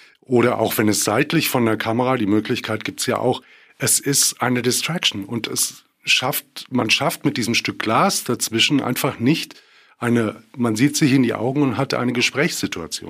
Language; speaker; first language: German; native; German